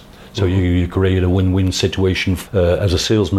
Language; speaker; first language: English; non-native, fluent; Dutch